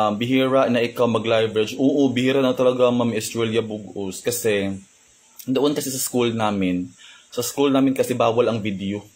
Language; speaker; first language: Filipino; non-native, local second language; Cebuano